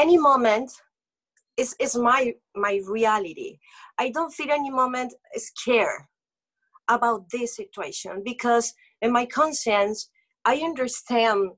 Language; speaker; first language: English; non-native, local second language; Spanish